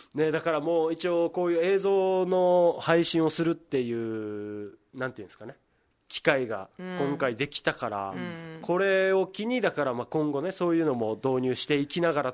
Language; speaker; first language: Japanese; native; Japanese